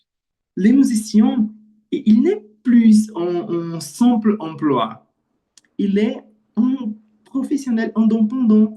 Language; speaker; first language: French; non-native, learner; Portuguese